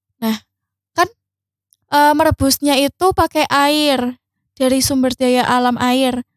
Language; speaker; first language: Indonesian; native; Indonesian